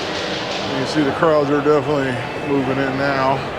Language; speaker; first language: English; native; English